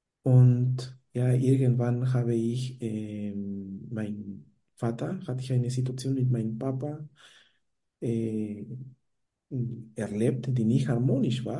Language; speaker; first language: German; non-native, fluent; Spanish